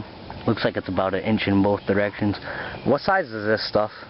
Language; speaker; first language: English; native; English